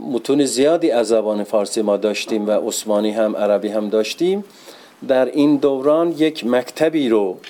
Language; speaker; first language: Persian; non-native, fluent; Turkish